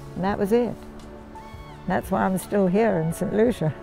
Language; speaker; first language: English; native; English